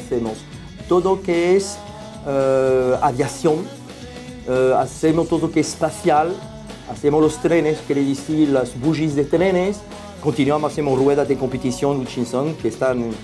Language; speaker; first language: Spanish; non-native, fluent; French